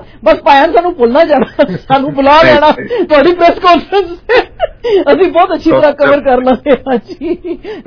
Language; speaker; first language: Hindi; non-native, local second language; Punjabi